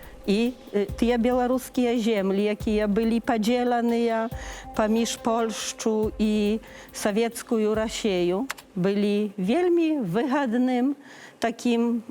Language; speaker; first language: Polish; non-native, learner; Belarusian